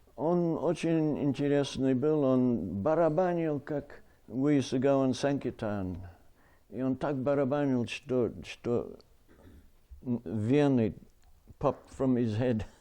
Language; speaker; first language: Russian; early bilingual, heritage; Russian